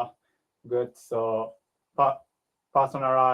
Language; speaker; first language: English; non-native, learner; Japanese